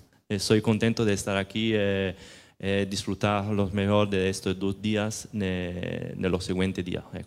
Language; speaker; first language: Spanish; non-native, learner; Italian